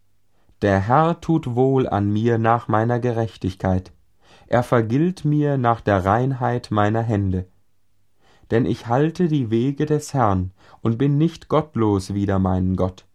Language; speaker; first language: German; native; German